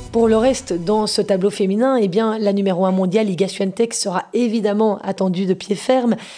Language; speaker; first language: French; native; French